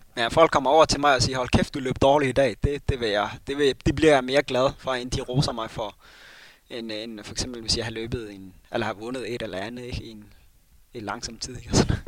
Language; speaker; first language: Danish; early bilingual, other home language; Somali